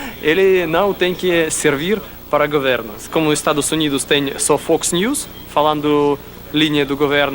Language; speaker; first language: Portuguese; non-native, learner; Russian